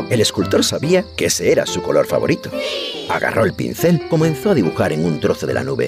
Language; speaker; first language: Spanish; native; Spanish